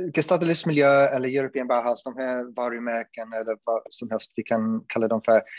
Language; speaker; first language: Swedish; non-native, fluent; English